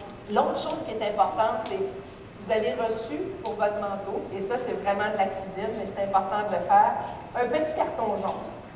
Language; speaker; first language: French; native; French